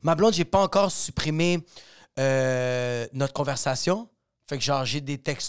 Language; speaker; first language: French; native; French